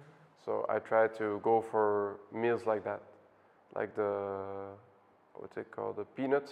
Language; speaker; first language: English; non-native, fluent; Dutch